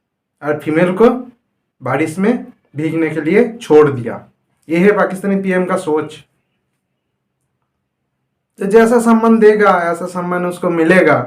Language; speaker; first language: Hindi; non-native, fluent; Bangla